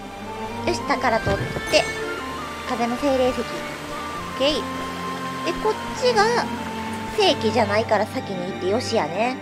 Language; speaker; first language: Japanese; native; Japanese